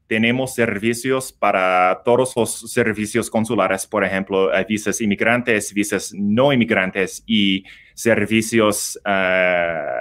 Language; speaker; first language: Spanish; non-native, learner; English